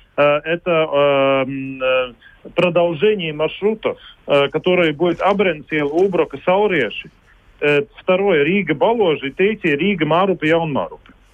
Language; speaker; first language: Russian; non-native, local second language; Latvian